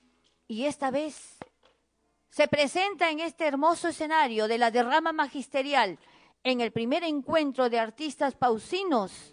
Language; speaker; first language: Spanish; native; Spanish